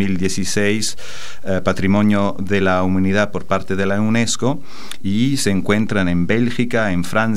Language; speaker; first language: Spanish; non-native, fluent; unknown